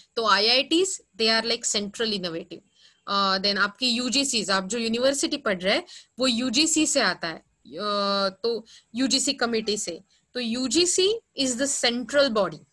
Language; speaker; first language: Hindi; non-native, local second language; Marathi